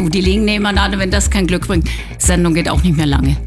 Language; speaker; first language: German; native; German